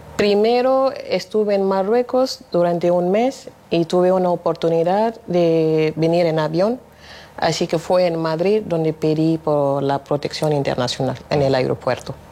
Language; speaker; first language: Spanish; non-native, fluent; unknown